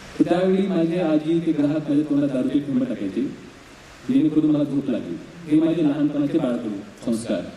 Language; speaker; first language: Marathi; non-native, local second language; Bhili